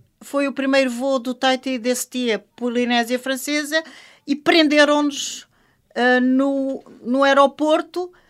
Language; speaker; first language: Portuguese; non-native, local second language; French